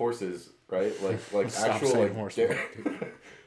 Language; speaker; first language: English; native; English